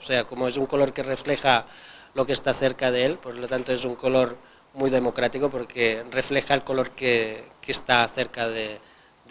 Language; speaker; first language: Spanish; non-native, local second language; Catalan